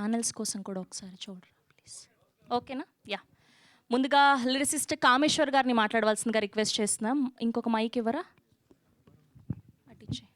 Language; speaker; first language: Telugu; native; Telugu